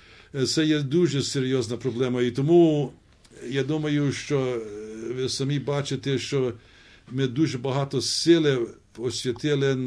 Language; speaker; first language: Ukrainian; early bilingual, heritage; Ukrainian